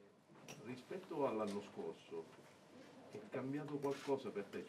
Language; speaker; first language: Italian; native; Italian